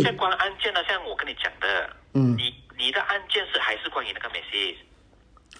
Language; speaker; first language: Chinese; native; Chinese